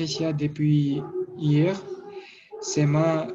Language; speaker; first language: French; non-native, learner; Russian